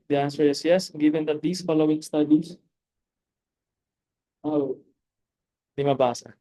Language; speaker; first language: English; non-native, local second language; Filipino